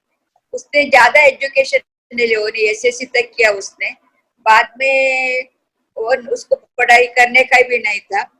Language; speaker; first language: Hindi; non-native, local second language; Kannada